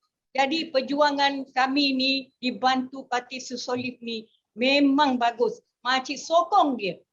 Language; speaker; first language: Malay; native; Malay